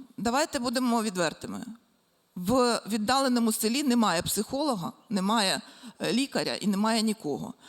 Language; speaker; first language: Ukrainian; native; Ukrainian